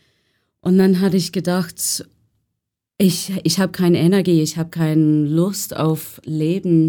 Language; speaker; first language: German; non-native, fluent; English